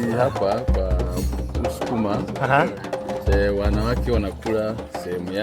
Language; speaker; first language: Swahili; non-native, local second language; Sukuma